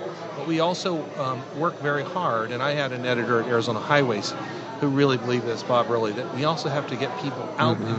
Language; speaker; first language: English; native; English